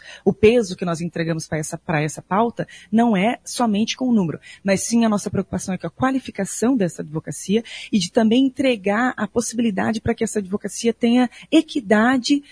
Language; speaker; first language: Portuguese; native; Portuguese